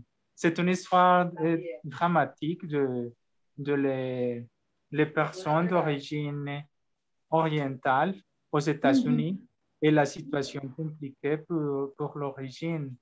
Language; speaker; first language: French; non-native, learner; Spanish